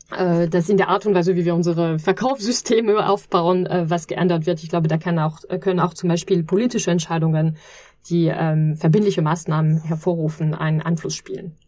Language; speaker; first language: German; non-native, fluent; French